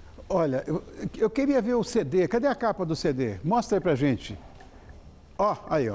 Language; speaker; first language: Portuguese; native; Portuguese